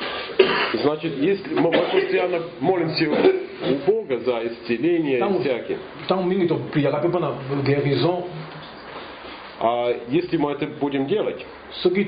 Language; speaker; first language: Russian; non-native, fluent; English